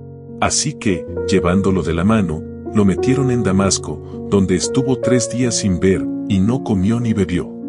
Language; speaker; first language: Spanish; native; Spanish